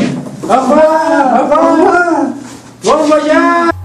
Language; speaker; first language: French; non-native, learner; Spanish